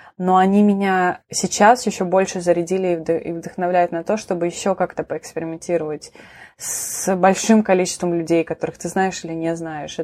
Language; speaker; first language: Russian; native; Russian